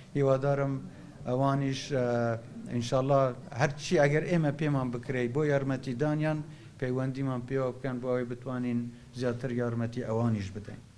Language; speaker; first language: Central Kurdish; non-native, local second language; Kurdish